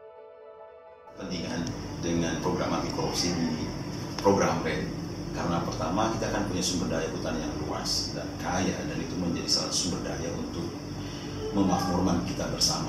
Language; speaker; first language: Indonesian; native; Indonesian